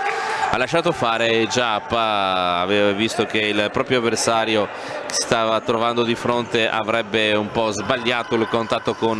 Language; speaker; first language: Italian; native; Italian